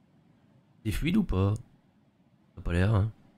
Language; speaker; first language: French; native; French